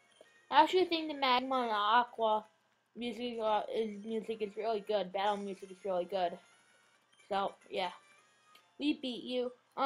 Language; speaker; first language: English; native; English